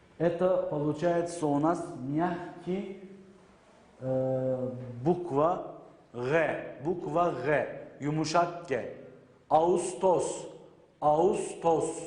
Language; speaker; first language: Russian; non-native, learner; Turkish